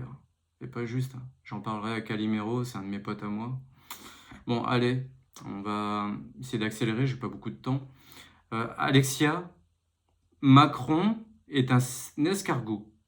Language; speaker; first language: French; native; French